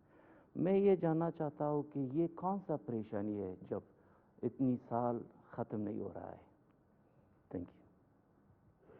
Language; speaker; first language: Hindi; non-native, fluent; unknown